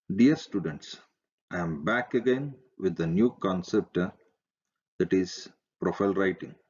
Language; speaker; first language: English; non-native, local second language; Kannada